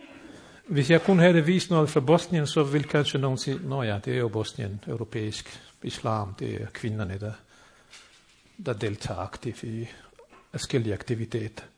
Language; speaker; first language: Danish; non-native, fluent; Bosnian